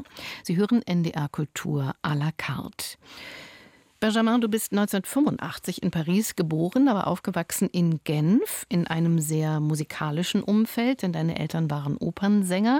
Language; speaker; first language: German; native; German